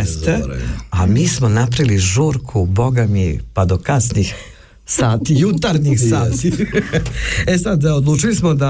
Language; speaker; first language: Serbian; native; Serbian